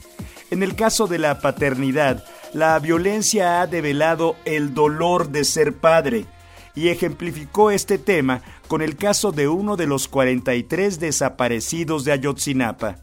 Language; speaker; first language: Spanish; native; Spanish